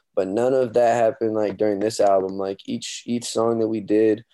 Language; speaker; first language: English; native; English